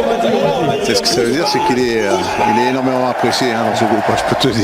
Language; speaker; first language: French; native; French